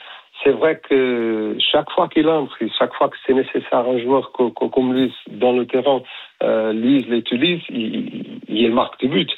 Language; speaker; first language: French; non-native, fluent; Portuguese